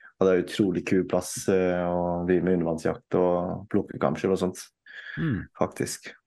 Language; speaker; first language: Norwegian; early bilingual, other home language; Filipino